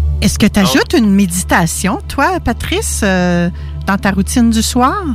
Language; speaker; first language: French; native; French